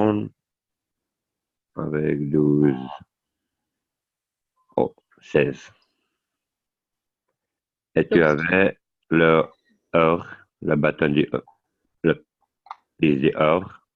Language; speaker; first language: French; non-native, learner; Italian